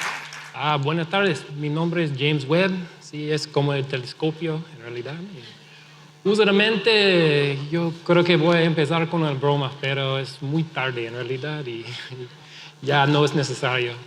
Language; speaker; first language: Spanish; non-native, fluent; English